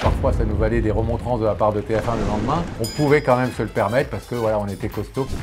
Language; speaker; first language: French; native; French